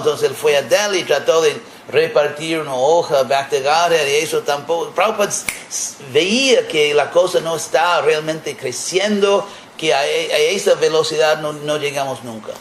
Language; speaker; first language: Spanish; non-native, fluent; English